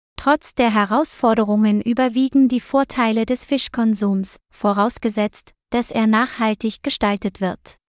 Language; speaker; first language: German; non-native, learner; Vietnamese